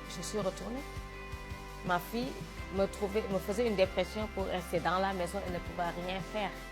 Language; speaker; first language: French; non-native, local second language; Wolof